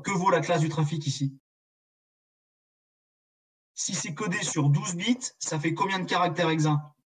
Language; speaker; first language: French; native; French